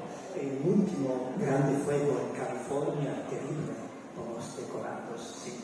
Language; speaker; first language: Spanish; non-native, learner; Italian